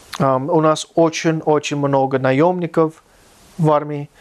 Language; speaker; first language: Russian; non-native, learner; English